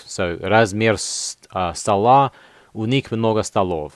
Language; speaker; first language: Russian; non-native, learner; English